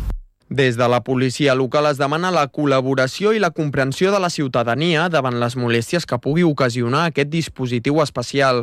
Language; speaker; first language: Catalan; native; Catalan